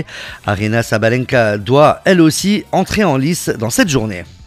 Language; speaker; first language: French; non-native, local second language; Arabic